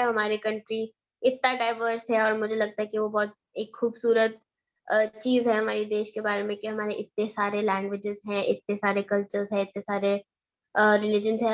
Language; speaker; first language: Hindi; early bilingual, heritage; Hindi